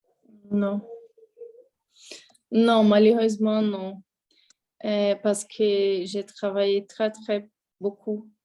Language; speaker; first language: French; non-native, learner; Portuguese